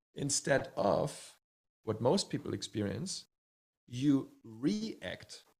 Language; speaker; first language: English; early bilingual, other home language; Czech